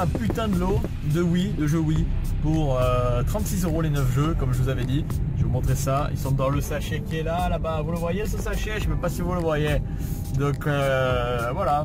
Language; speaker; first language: French; native; French